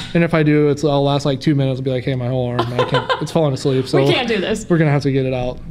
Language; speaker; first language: English; native; English